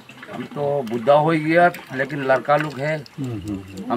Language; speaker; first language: Hindi; non-native, local second language; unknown